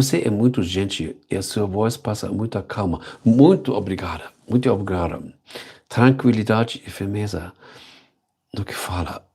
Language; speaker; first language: Portuguese; non-native, learner; German